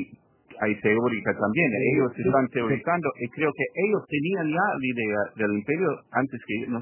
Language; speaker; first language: Spanish; non-native, fluent; English